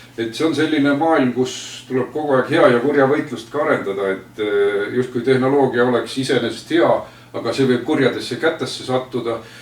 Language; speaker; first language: Estonian; native; Estonian